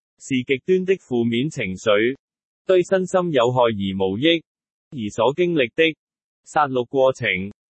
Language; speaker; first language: Chinese; non-native, local second language; Cantonese